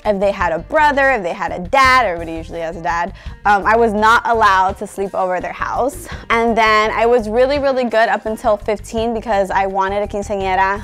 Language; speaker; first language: English; early bilingual, other home language; Spanish